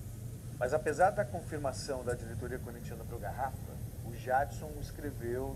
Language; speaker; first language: Portuguese; native; Portuguese